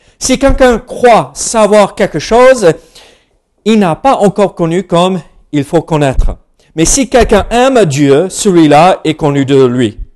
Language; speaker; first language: French; non-native, fluent; English